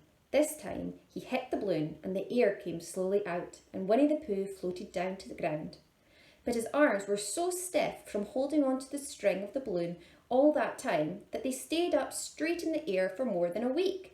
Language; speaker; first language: English; native; English